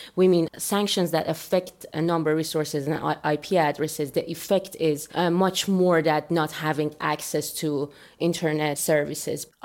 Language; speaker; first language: English; non-native, fluent; Persian